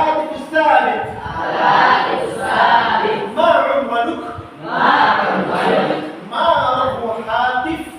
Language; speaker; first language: Arabic; non-native, fluent; Indonesian